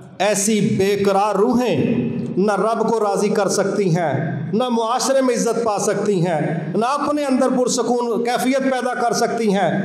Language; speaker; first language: Urdu; non-native, local second language; Punjabi